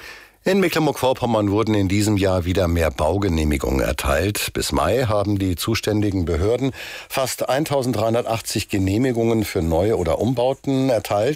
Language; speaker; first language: German; native; German